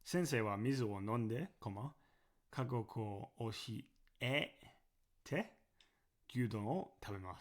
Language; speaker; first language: Japanese; non-native, fluent; English